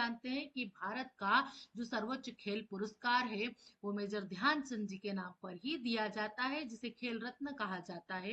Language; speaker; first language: Hindi; native; Hindi